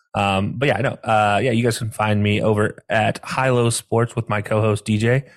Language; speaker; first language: English; native; English